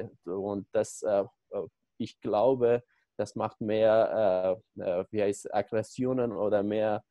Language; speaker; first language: German; non-native, learner; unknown